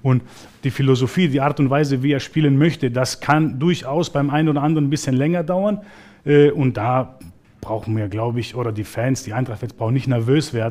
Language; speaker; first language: German; early bilingual, other home language; Greek